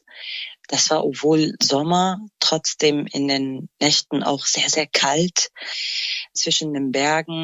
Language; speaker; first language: German; non-native, fluent; Kurdish